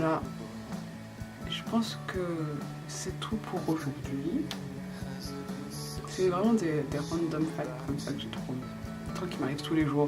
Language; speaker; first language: French; native; French